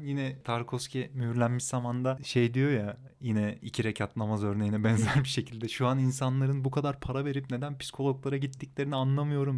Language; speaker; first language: Turkish; native; Turkish